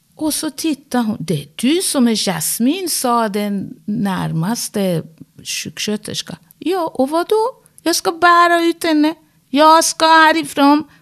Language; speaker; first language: Swedish; non-native, fluent; Persian